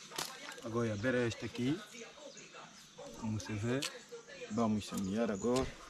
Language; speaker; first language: Portuguese; non-native, fluent; Vietnamese